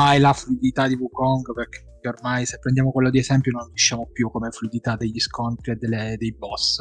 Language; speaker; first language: Italian; native; Italian